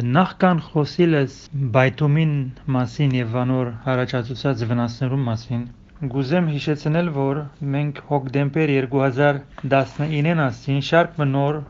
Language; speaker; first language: Armenian; early bilingual, heritage; Armenian